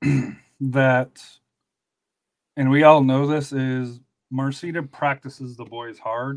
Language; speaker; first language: English; native; English